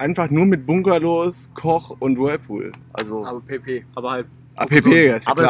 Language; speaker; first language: German; native; German